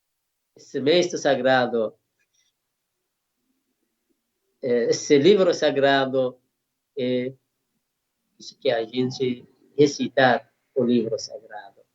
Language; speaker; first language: Portuguese; non-native, learner; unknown